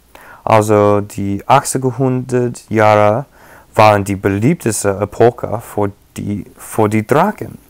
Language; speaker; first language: German; non-native, learner; English